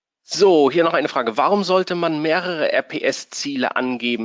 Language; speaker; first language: German; native; German